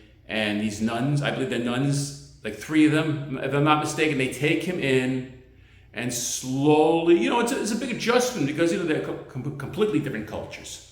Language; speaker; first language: English; native; English